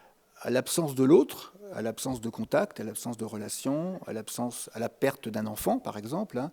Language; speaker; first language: French; native; French